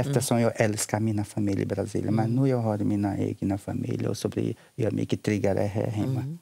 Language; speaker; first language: Swedish; non-native, learner; Portuguese